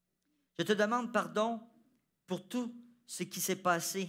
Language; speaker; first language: French; native; French